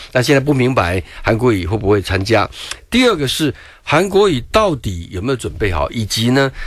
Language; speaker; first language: Chinese; native; Chinese